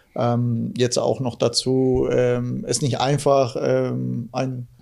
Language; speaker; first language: German; non-native, fluent; Guarani